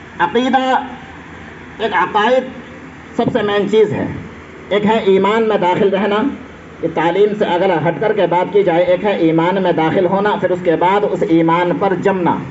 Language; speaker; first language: Urdu; native; Urdu